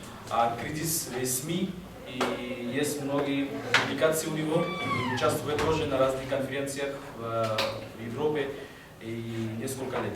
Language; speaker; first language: Russian; non-native, fluent; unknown